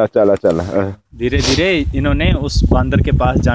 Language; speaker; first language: Hindi; native; Hindi